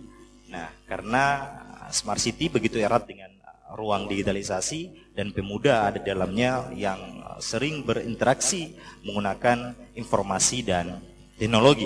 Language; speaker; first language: Indonesian; native; Indonesian